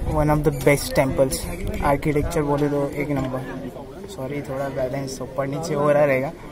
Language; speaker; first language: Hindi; non-native, local second language; Marathi